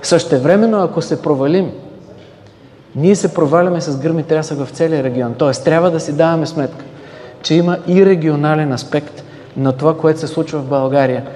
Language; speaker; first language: Bulgarian; native; Bulgarian